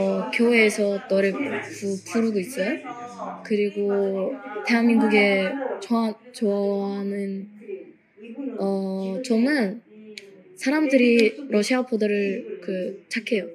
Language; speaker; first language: Korean; early bilingual, other home language; Russian